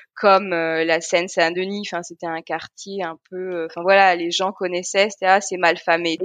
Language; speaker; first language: French; native; French